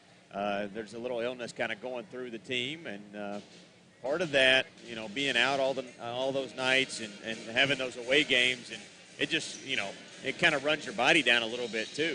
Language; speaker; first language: English; native; English